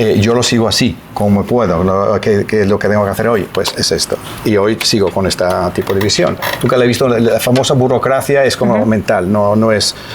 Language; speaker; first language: Spanish; non-native, fluent; Italian